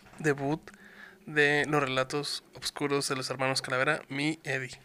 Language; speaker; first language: Spanish; native; Spanish